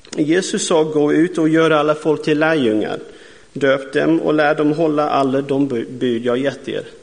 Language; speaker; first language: Swedish; non-native, fluent; English